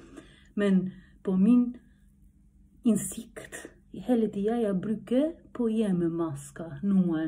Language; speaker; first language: Swedish; non-native, learner; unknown